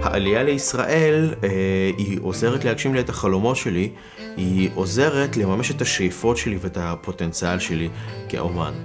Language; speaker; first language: Hebrew; non-native, fluent; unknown